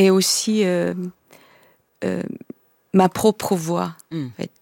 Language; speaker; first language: French; non-native, fluent; Korean